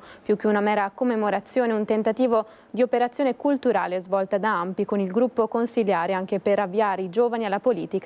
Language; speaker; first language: Italian; native; Italian